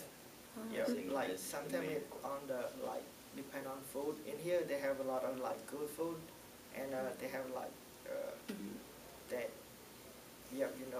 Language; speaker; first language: English; non-native, learner; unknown